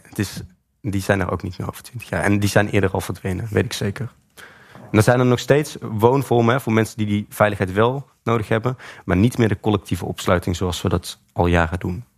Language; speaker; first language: Dutch; native; Dutch